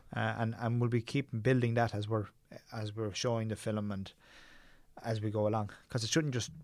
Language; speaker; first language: English; native; English